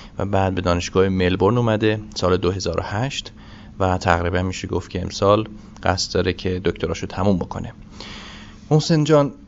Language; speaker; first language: Persian; native; Persian